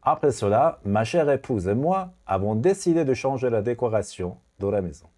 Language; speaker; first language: French; non-native, fluent; Persian